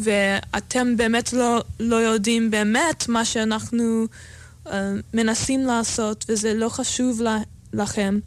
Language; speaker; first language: Hebrew; non-native, fluent; English